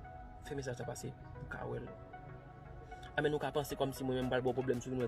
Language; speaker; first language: French; non-native, local second language; Haitian Creole